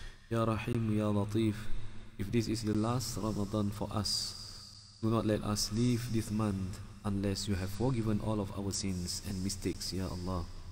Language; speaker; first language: English; non-native, local second language; Malay